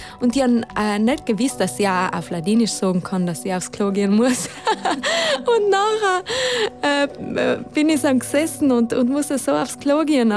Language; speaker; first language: German; non-native, local second language; Ladin